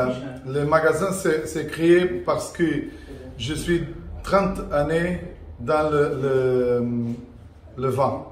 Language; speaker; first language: French; non-native, learner; Portuguese